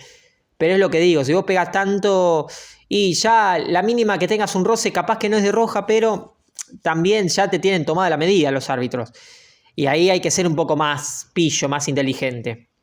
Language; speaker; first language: Spanish; native; Spanish